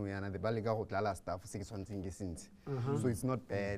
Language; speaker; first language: English; non-native, local second language; Tswana